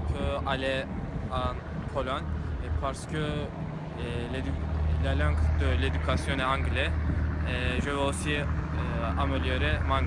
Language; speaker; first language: French; non-native, learner; Turkish